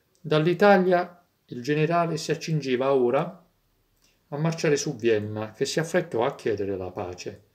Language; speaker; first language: Italian; native; Italian